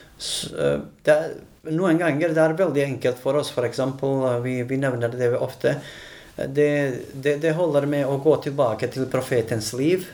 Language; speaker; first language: Norwegian; non-native, fluent; Bosnian